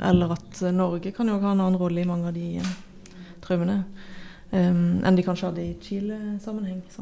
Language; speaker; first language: Norwegian; native; Norwegian